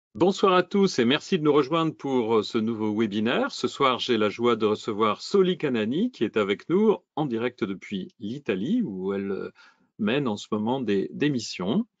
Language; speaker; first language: French; native; French